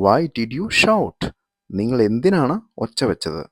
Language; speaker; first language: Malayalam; native; Malayalam